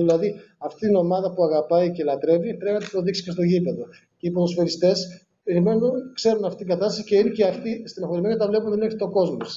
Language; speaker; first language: Greek; native; Greek